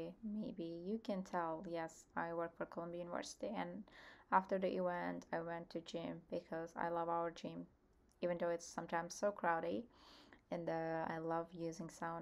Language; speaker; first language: English; non-native, fluent; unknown